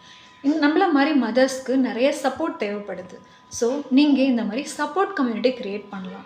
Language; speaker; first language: Tamil; native; Tamil